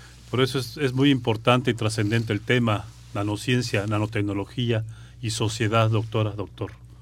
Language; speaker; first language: Spanish; native; Spanish